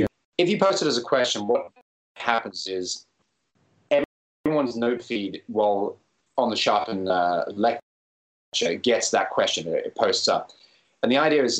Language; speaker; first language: English; native; English